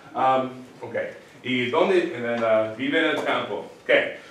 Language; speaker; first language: Spanish; non-native, fluent; English